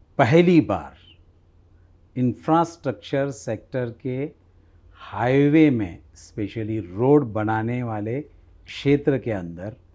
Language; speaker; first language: Hindi; non-native, local second language; Marathi